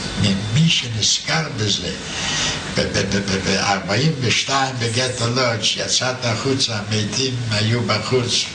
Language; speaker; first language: Hebrew; non-native, fluent; Yiddish